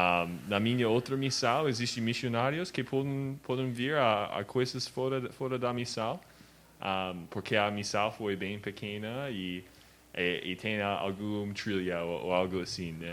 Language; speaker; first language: Portuguese; non-native, learner; English